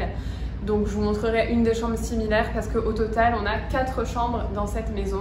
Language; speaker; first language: French; native; French